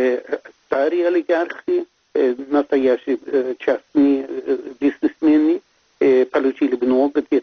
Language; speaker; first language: Russian; non-native, fluent; Swedish